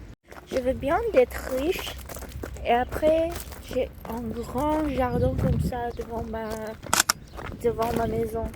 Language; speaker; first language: French; non-native, learner; Indonesian